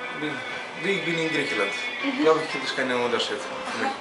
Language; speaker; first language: German; non-native, learner; Greek